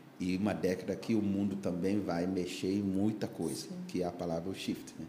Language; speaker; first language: Portuguese; non-native, fluent; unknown